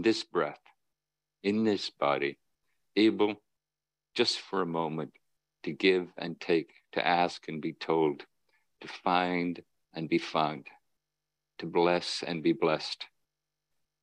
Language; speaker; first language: English; native; English